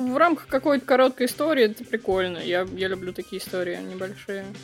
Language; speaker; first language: Russian; native; Russian